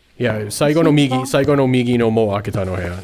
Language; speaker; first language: Japanese; non-native, learner; English